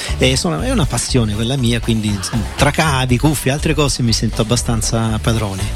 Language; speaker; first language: Italian; native; Italian